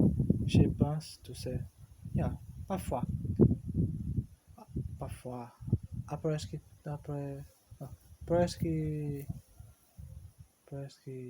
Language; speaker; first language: French; non-native, learner; Portuguese